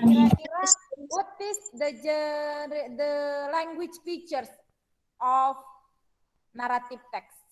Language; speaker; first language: English; non-native, learner; Indonesian